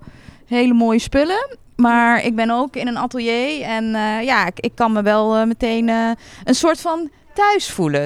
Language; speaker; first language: Dutch; native; Dutch